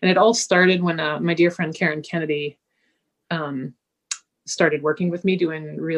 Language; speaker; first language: English; native; English